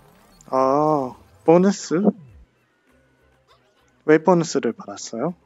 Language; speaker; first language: Korean; non-native, fluent; English